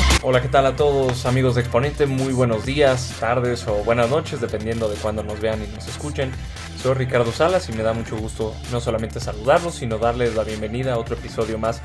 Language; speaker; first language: Spanish; native; Spanish